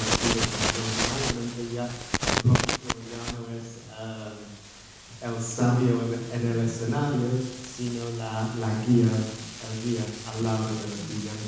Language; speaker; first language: Spanish; non-native, fluent; English